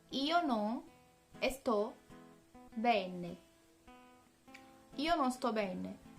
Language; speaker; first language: Italian; non-native, fluent; Portuguese